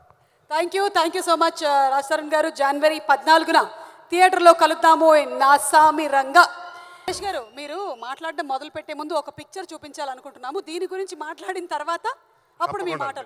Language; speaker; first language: Telugu; native; Telugu